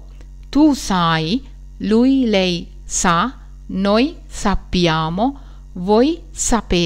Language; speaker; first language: Italian; non-native, fluent; Sinhala